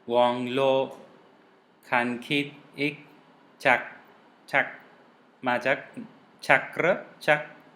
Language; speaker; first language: Thai; non-native, learner; Tamil